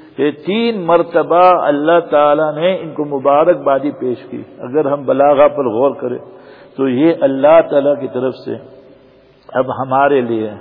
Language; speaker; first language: Urdu; non-native, fluent; Gujarati